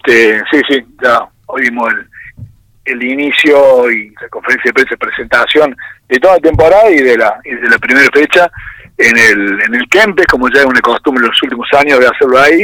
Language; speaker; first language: Spanish; native; Spanish